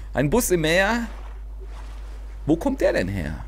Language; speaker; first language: German; native; German